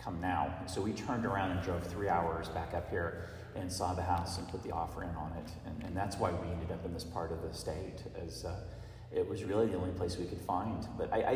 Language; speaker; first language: English; native; English